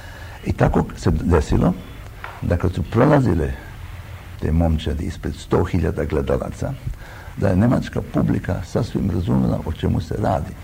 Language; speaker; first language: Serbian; early bilingual, heritage; Croatian